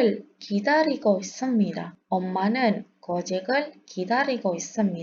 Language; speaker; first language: Korean; non-native, learner; Indonesian